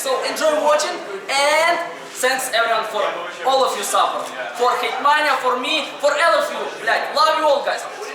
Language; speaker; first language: English; non-native, learner; Ukrainian